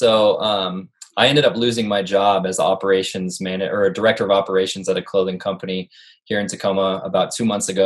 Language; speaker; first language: English; native; English